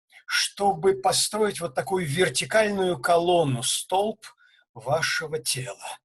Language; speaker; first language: Russian; native; Russian